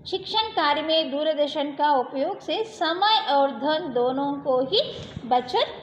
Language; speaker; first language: Hindi; non-native, local second language; Kannada